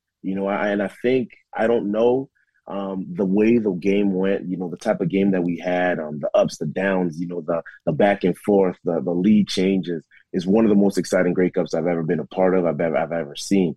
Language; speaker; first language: English; native; English